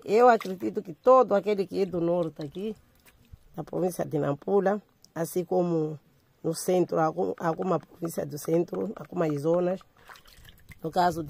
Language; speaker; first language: Portuguese; non-native, local second language; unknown